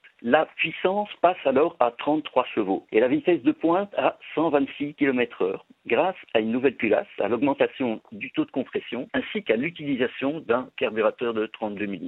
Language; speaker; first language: French; native; French